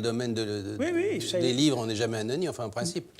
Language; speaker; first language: French; native; French